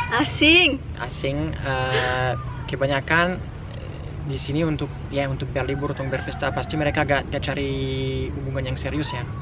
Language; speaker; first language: Indonesian; non-native, fluent; French